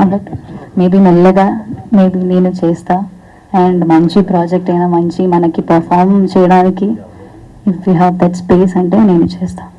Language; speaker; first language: Telugu; non-native, learner; Malayalam